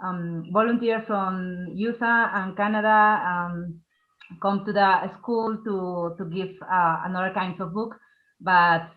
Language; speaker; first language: English; non-native, learner; Spanish